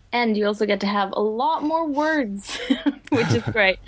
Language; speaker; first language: English; non-native, fluent; Dutch